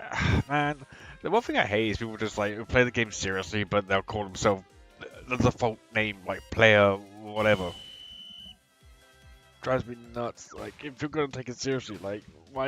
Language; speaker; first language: English; native; English